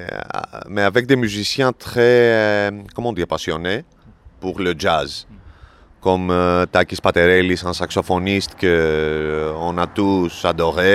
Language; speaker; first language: French; non-native, learner; Greek